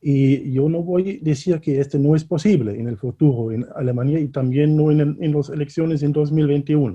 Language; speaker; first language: Spanish; non-native, fluent; German